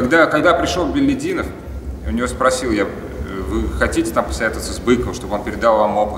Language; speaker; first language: Russian; native; Russian